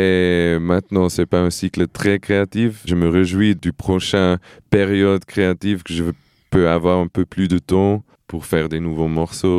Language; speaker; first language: French; non-native, fluent; Portuguese